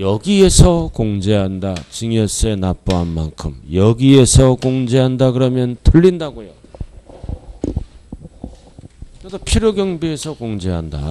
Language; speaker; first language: Korean; native; Korean